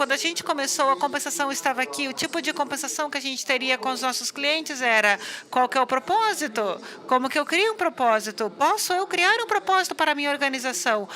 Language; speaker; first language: Portuguese; non-native, fluent; English